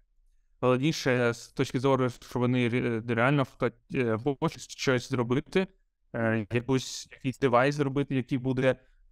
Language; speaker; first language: Ukrainian; non-native, local second language; Russian